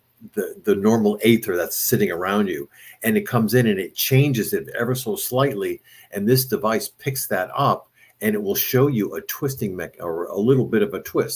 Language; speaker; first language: English; native; English